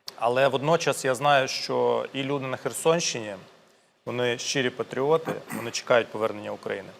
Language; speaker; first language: Ukrainian; non-native, local second language; Russian